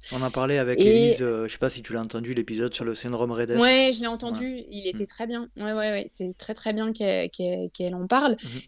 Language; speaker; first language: French; native; French